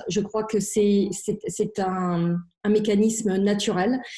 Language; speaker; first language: French; native; French